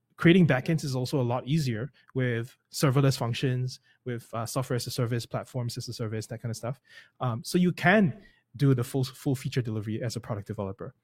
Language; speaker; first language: English; native; English